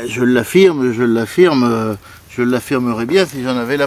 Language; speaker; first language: French; native; French